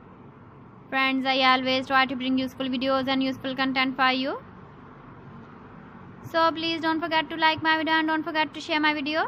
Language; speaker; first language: English; non-native, local second language; Urdu